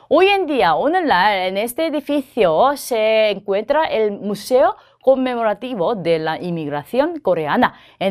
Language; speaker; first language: Spanish; non-native, fluent; Korean